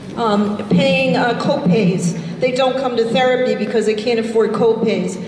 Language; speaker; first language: English; native; English